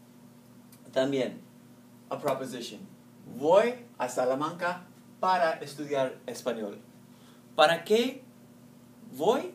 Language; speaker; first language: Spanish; non-native, fluent; English